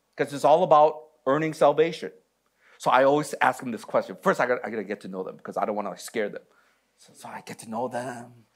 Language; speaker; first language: English; native; English